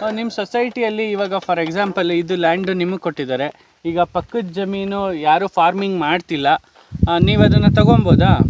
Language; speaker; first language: Kannada; native; Kannada